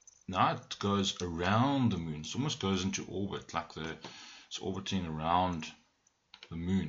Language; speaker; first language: English; native; English